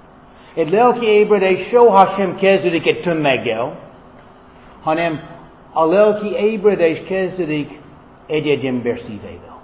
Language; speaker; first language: Hungarian; non-native, fluent; German